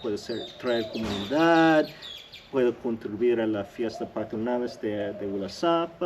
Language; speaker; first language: Spanish; early bilingual, heritage; English